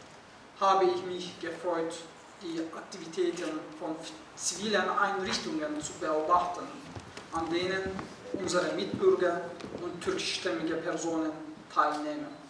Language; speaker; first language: German; non-native, fluent; Turkish